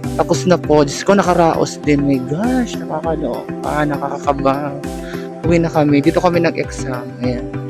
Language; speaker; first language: Filipino; native; Filipino